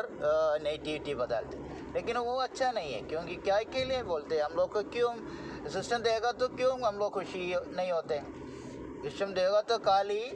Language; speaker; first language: Hindi; non-native, local second language; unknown